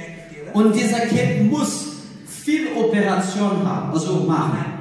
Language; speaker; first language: German; non-native, learner; Portuguese